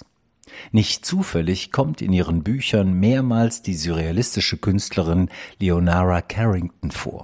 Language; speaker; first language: German; native; German